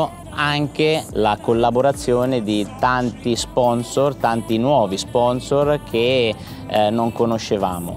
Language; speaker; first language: Italian; native; Italian